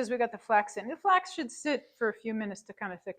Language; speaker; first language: English; native; English